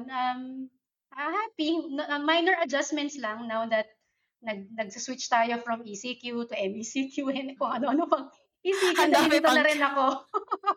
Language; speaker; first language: English; non-native, local second language; Filipino